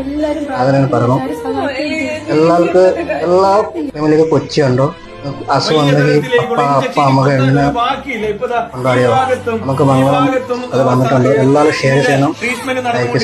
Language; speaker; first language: Malayalam; non-native, learner; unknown